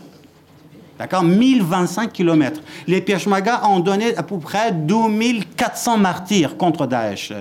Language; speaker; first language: French; non-native, fluent; Kurdish